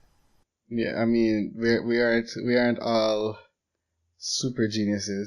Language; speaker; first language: English; native; English